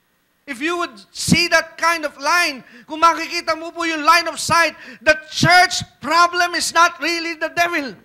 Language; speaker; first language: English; non-native, local second language; Filipino